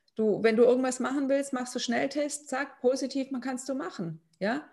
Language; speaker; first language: German; non-native, fluent; Lithuanian